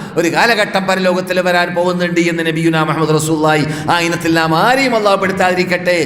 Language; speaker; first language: Malayalam; native; Malayalam